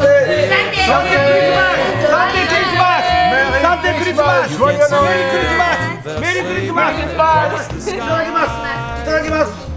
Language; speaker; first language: Japanese; native; Japanese